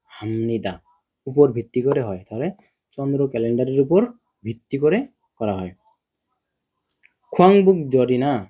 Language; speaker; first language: Bangla; native; Bangla